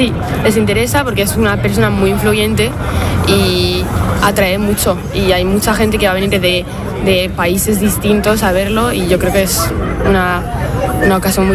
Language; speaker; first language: Spanish; non-native, fluent; French